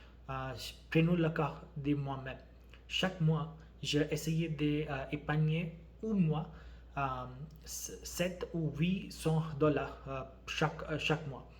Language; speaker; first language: French; non-native, learner; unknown